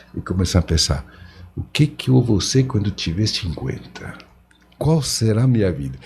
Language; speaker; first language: Portuguese; non-native, fluent; French